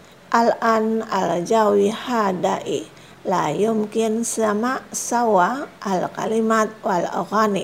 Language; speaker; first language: Arabic; non-native, fluent; Indonesian